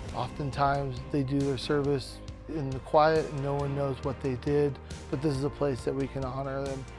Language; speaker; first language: English; native; English